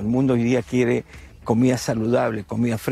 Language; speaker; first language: Spanish; native; Spanish